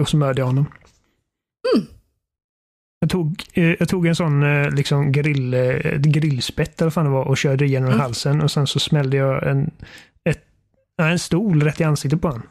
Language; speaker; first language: Swedish; native; Swedish